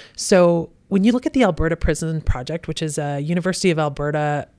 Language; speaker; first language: English; native; English